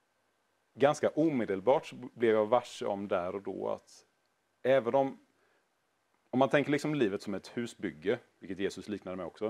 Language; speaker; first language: Swedish; native; Swedish